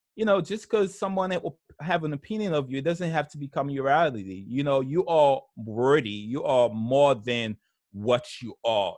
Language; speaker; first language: English; early bilingual, other home language; Haitian Creole